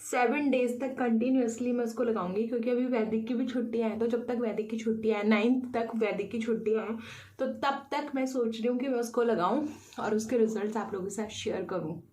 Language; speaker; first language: Hindi; native; Hindi